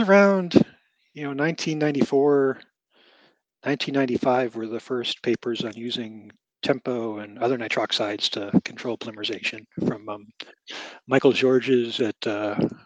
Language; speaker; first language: English; native; English